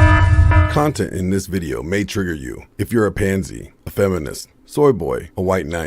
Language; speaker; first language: English; native; English